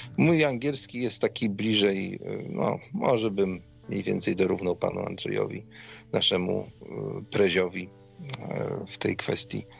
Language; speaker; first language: Polish; native; Polish